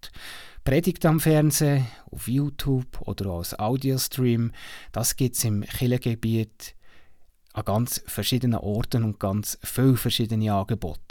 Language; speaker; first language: German; native; German